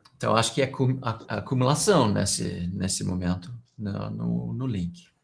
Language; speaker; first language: Portuguese; non-native, fluent; English